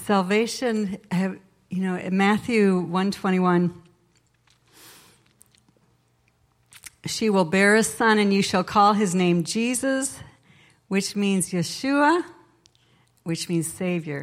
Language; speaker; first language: English; native; English